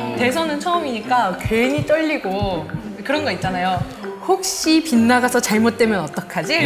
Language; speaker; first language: Korean; native; Korean